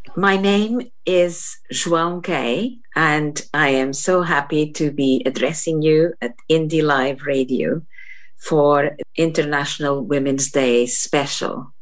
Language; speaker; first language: English; non-native, fluent; Portuguese